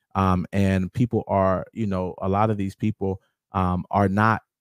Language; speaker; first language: English; native; English